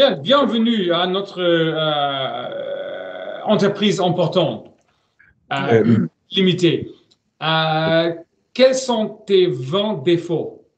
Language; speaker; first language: French; non-native, learner; German